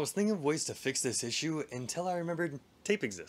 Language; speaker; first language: English; native; English